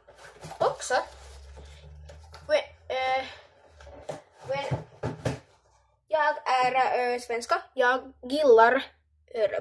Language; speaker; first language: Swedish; non-native, local second language; Finnish